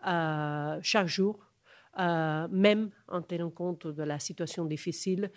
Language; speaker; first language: French; non-native, fluent; Catalan